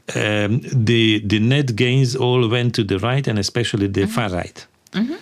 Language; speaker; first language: English; non-native, fluent; Hungarian